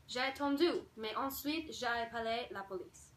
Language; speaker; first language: French; non-native, learner; English